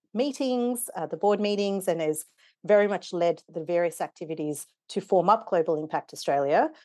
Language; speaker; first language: English; native; English